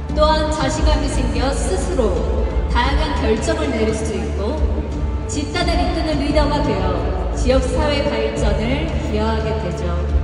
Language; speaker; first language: Korean; native; Korean